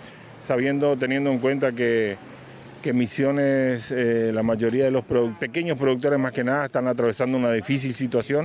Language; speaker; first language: Spanish; native; Spanish